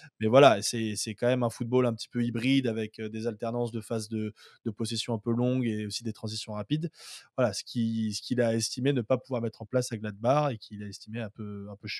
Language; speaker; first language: French; native; French